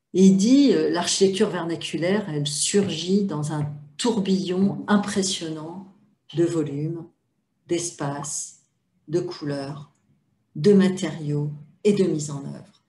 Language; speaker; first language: French; native; French